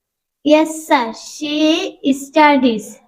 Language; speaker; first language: English; non-native, learner; Bangla